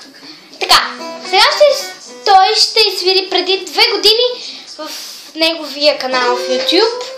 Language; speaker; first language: Bulgarian; early bilingual, heritage; Bulgarian